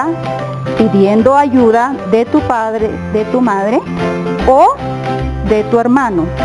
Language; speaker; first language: Spanish; native; Spanish